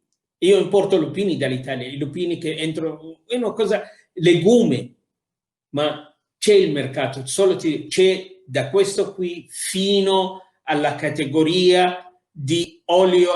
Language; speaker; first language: Italian; non-native, fluent; Arabic